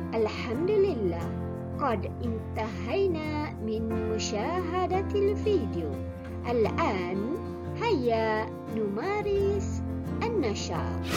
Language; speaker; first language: Arabic; non-native, fluent; Malay